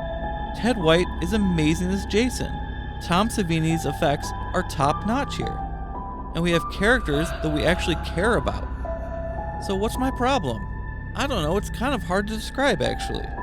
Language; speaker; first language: English; native; English